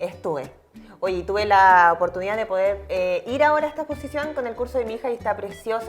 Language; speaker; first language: Spanish; native; Spanish